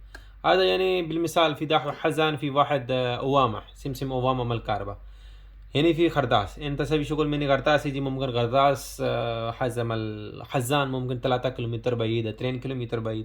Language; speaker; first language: Arabic; non-native, learner; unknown